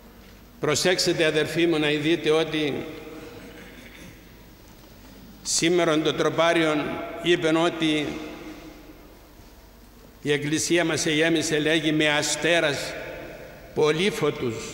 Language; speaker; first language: Greek; native; Greek